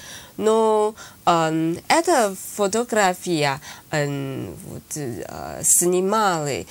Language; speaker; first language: Russian; non-native, learner; Chinese